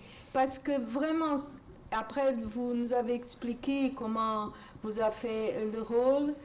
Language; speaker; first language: French; non-native, fluent; Portuguese